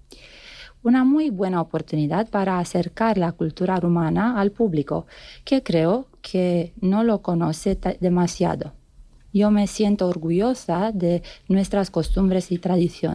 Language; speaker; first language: Spanish; non-native, fluent; Romanian